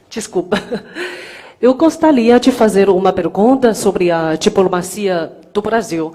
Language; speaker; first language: Portuguese; non-native, fluent; Chinese